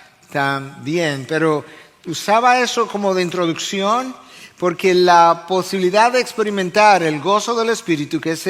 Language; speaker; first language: Spanish; native; Spanish